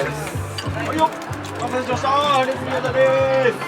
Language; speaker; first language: Japanese; non-native, fluent; Chinese